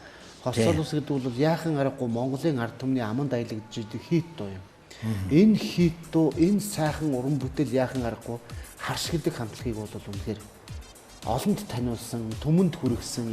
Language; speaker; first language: Mongolian; native; Mongolian